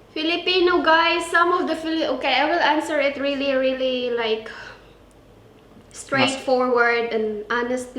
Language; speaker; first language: English; non-native, local second language; Cebuano